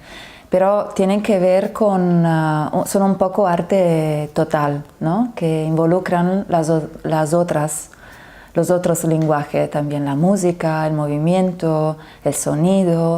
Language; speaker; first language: Spanish; non-native, fluent; Italian